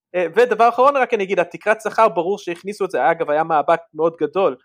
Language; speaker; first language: Hebrew; early bilingual, other home language; English